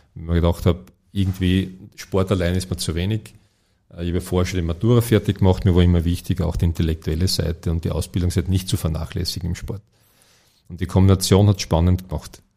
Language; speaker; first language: German; native; German